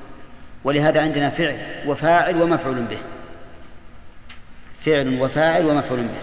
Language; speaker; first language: Arabic; native; Arabic